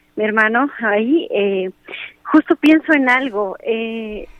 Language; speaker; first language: Spanish; native; Spanish